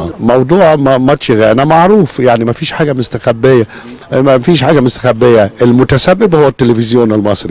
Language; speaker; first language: Arabic; native; Arabic